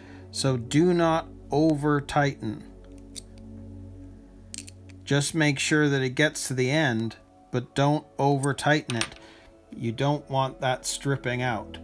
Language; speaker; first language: English; native; English